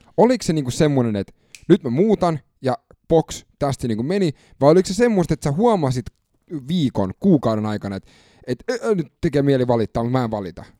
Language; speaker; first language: Finnish; native; Finnish